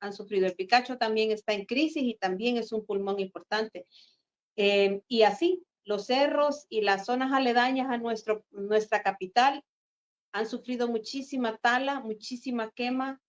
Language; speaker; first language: Spanish; native; Spanish